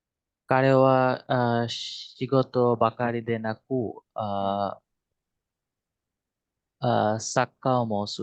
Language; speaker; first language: Japanese; non-native, learner; Bangla